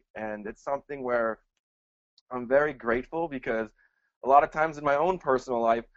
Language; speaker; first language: English; early bilingual, other home language; Spanish